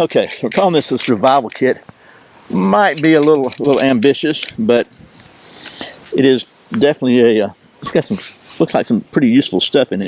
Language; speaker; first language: English; native; English